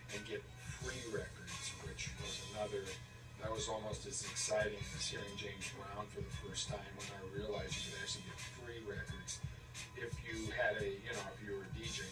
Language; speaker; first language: English; native; English